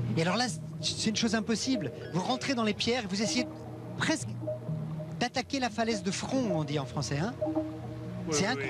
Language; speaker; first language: French; native; French